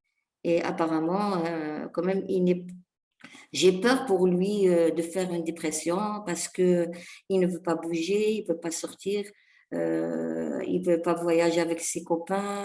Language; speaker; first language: French; non-native, fluent; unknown